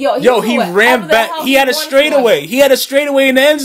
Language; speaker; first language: English; native; English